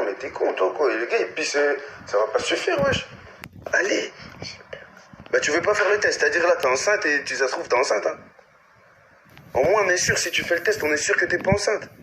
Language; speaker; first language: French; native; French